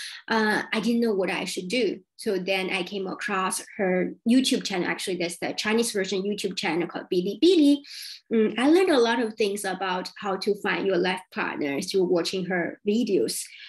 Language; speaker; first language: English; non-native, fluent; Chinese